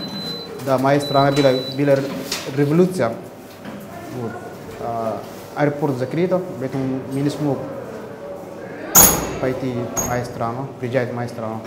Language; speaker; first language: Russian; non-native, learner; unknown